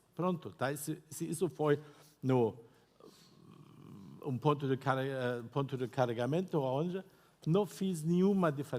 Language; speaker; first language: Portuguese; non-native, fluent; German